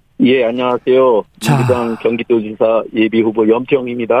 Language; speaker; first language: Korean; native; Korean